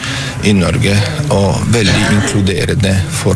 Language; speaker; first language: Norwegian; non-native, learner; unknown